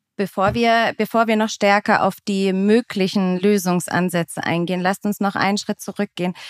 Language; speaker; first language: German; native; German